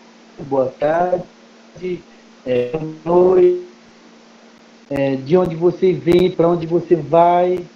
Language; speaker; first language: Portuguese; non-native, local second language; Kayapó